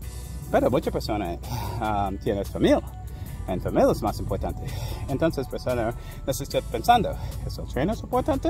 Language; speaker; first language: Spanish; non-native, learner; English